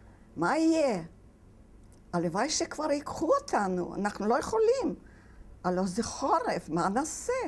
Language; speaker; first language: Hebrew; non-native, fluent; Yiddish